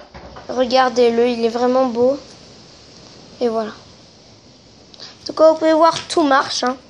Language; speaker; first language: French; native; French